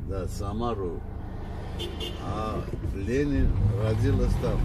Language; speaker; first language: Russian; non-native, local second language; Armenian